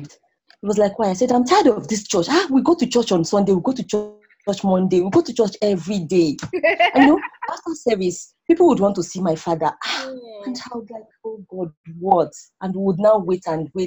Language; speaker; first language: English; non-native, local second language; Igbo